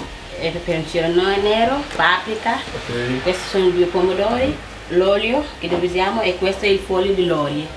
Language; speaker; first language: Italian; non-native, learner; Wolof